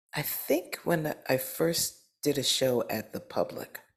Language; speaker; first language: English; native; English